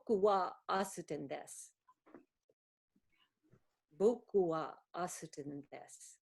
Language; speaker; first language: Japanese; non-native, fluent; English